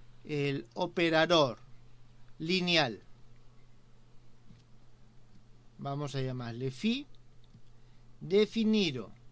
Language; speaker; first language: Spanish; native; Spanish